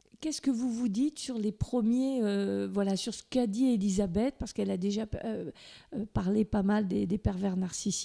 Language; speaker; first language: French; native; French